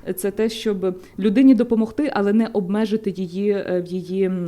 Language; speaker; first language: Ukrainian; native; Ukrainian